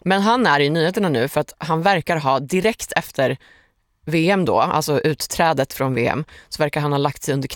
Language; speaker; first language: Swedish; native; Swedish